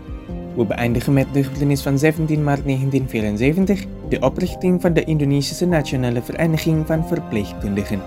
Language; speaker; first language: Dutch; non-native, fluent; Indonesian